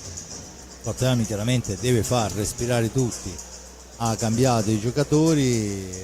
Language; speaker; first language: Italian; native; Italian